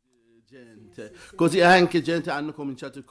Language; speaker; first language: Italian; non-native, learner; Persian